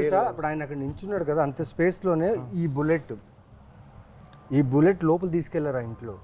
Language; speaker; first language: Telugu; native; Telugu